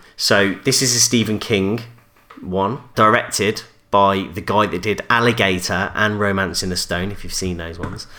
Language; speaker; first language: English; native; English